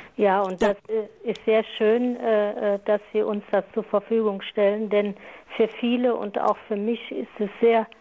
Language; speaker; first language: German; non-native, fluent; Croatian